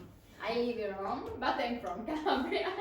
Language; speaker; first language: English; non-native, learner; Italian